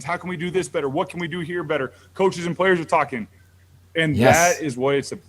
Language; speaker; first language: English; native; English